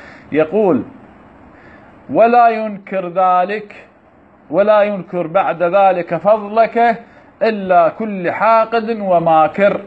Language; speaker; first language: Arabic; native; Arabic